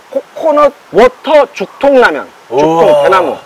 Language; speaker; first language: Korean; native; Korean